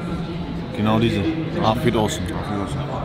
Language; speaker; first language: German; native; German